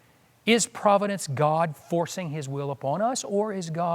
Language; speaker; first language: English; native; English